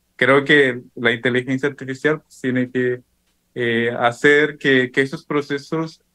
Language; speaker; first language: Spanish; non-native, local second language; Zapotec